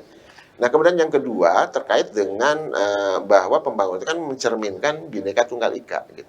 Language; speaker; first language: Indonesian; native; Indonesian